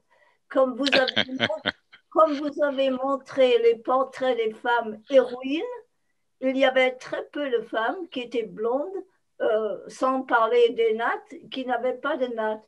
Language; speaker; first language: French; non-native, fluent; German